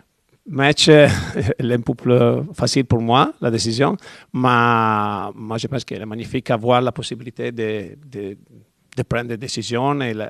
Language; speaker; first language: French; non-native, learner; Italian